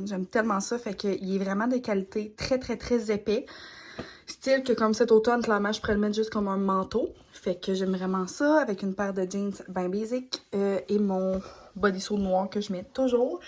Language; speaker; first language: French; native; French